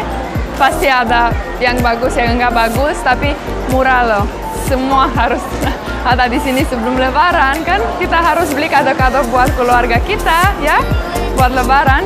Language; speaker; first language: Indonesian; non-native, fluent; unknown